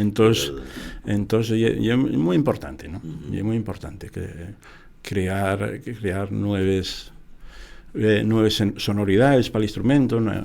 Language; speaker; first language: Spanish; native; Spanish